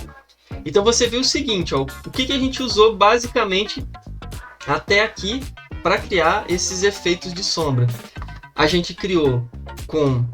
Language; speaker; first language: Portuguese; native; Portuguese